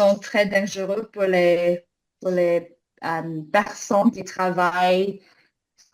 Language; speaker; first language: French; non-native, learner; English